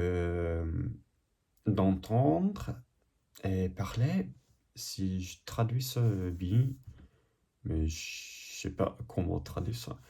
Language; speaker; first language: French; non-native, learner; English